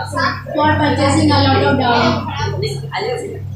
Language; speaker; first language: English; non-native, learner; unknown